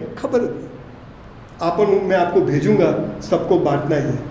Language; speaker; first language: Hindi; non-native, local second language; Gujarati